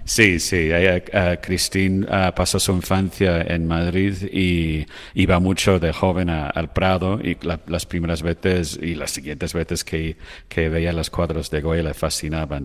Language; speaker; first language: Spanish; non-native, fluent; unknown